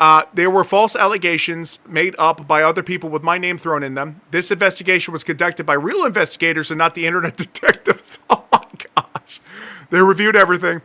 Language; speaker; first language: English; native; English